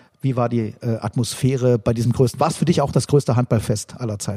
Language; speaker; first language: German; native; German